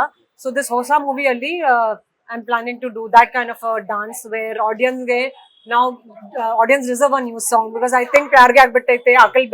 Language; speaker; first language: Kannada; non-native, learner; Hindi